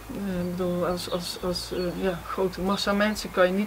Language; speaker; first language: Dutch; native; Dutch